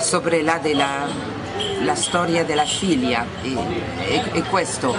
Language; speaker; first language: Italian; non-native, learner; French